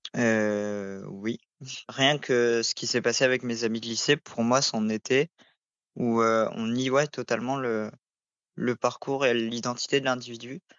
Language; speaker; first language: French; native; French